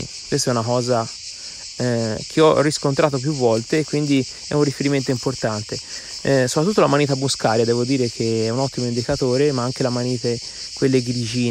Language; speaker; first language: Italian; native; Italian